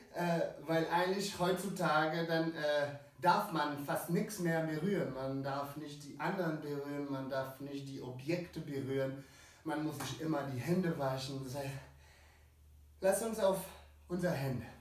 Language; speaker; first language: German; non-native, fluent; French